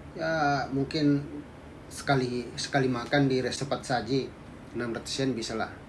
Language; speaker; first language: Indonesian; native; Indonesian